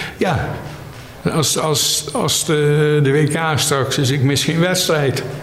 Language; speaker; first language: Dutch; native; Dutch